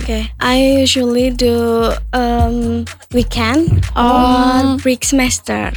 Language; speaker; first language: English; non-native, learner; Indonesian